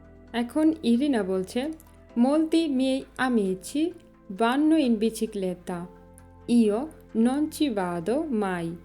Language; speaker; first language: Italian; non-native, fluent; Bangla